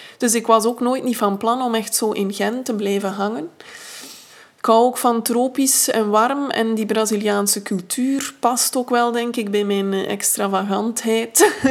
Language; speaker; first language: Dutch; native; Dutch